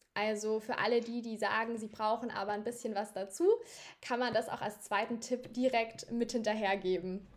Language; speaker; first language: German; native; German